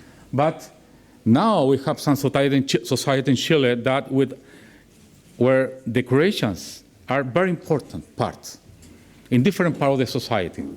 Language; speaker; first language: English; non-native, learner; Spanish